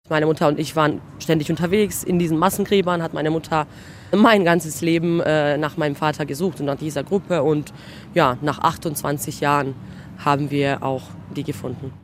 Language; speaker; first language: German; early bilingual, heritage; Bosnian